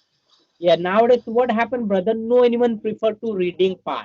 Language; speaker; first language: English; non-native, learner; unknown